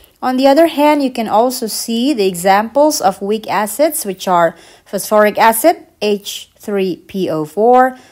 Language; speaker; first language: English; non-native, fluent; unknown